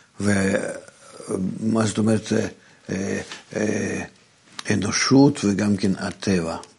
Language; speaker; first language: Hebrew; non-native, fluent; Russian